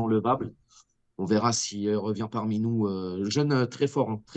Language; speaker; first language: French; native; French